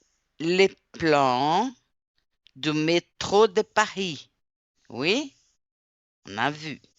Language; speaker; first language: French; non-native, fluent; Portuguese